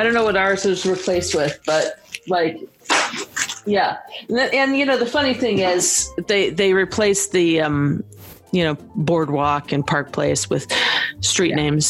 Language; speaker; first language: English; native; English